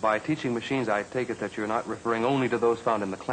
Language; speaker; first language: English; native; English